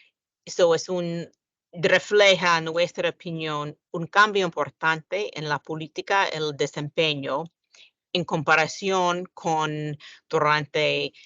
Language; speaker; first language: Spanish; non-native, fluent; English